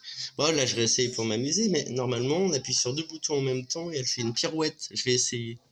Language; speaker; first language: French; native; French